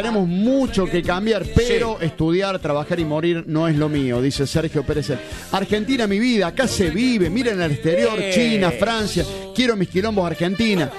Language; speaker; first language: Spanish; native; Spanish